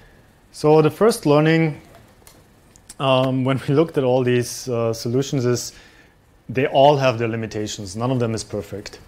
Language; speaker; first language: English; non-native, fluent; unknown